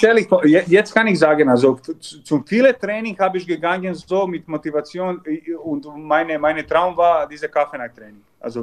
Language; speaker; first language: German; non-native, learner; Serbian